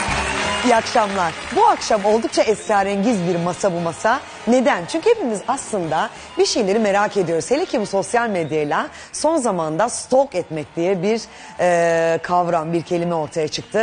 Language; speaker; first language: Turkish; native; Turkish